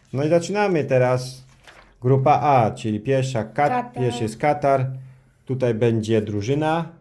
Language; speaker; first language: Polish; early bilingual, heritage; Polish